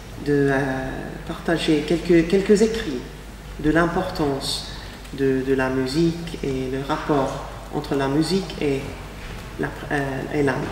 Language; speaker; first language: French; non-native, fluent; English